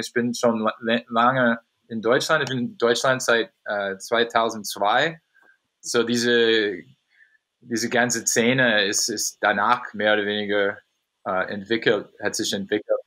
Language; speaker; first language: German; non-native, fluent; English